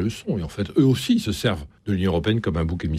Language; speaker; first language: French; native; French